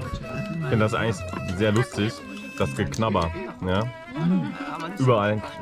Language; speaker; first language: German; native; German